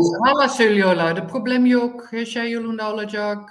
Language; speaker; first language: Turkish; non-native, learner; Dutch